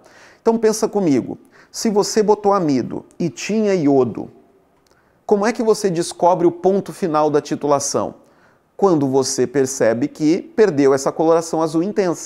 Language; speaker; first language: Portuguese; native; Portuguese